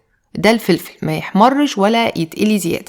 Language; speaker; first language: Arabic; native; Arabic